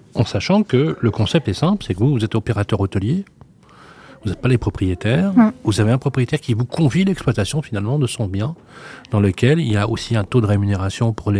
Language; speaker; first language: French; native; French